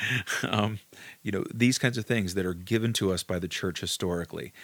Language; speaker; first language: English; native; English